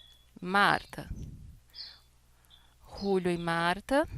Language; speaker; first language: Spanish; non-native, fluent; Portuguese